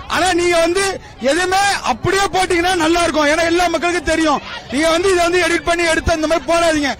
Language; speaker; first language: Tamil; native; Tamil